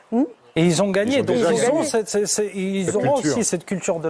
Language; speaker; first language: French; native; French